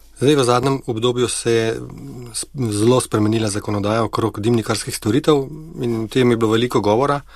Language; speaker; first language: Slovenian; native; Slovenian